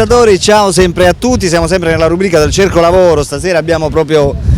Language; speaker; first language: Italian; native; Italian